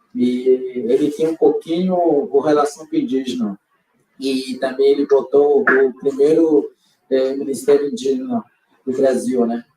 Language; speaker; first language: Portuguese; non-native, local second language; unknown